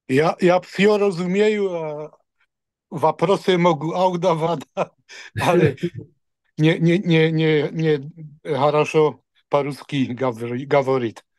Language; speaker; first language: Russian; non-native, learner; Polish